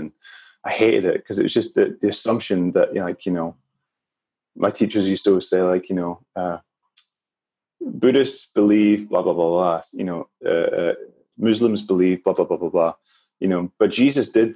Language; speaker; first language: English; native; English